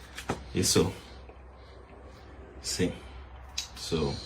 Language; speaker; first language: Portuguese; non-native, learner; English